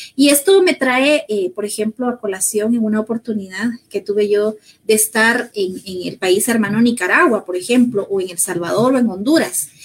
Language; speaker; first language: Spanish; native; Spanish